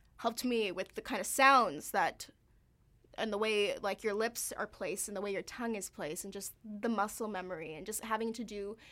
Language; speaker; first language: English; early bilingual, other home language; Filipino